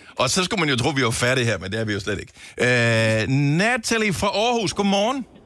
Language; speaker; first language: Danish; native; Danish